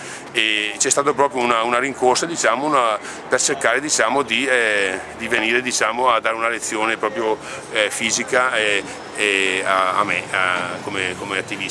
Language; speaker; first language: Italian; native; Italian